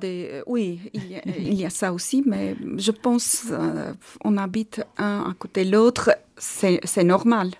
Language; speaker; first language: French; non-native, learner; Armenian